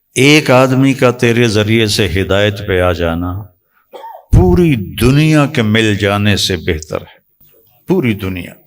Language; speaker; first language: Urdu; non-native, local second language; Punjabi